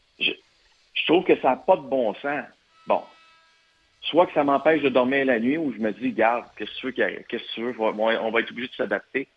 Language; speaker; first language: French; native; French